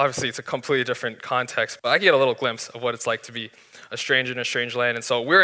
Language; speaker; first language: English; native; English